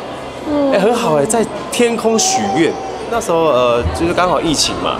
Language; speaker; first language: Chinese; native; Chinese